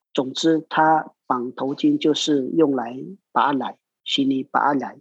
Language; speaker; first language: Chinese; non-native, local second language; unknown